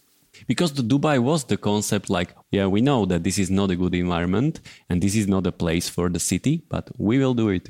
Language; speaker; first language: English; non-native, fluent; Slovak